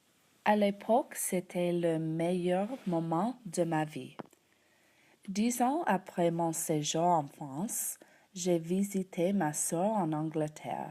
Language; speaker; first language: French; non-native, learner; English